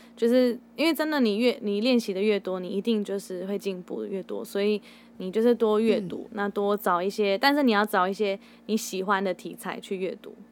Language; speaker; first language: Chinese; early bilingual, heritage; Chinese